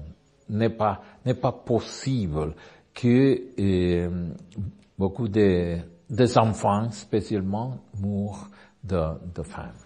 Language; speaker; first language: French; non-native, learner; Spanish